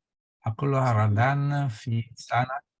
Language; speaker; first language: Arabic; non-native, learner; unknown